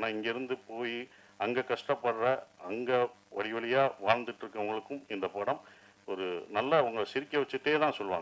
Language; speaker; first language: Tamil; native; Tamil